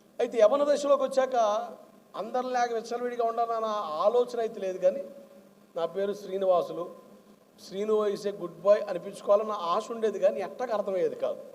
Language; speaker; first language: Telugu; non-native, local second language; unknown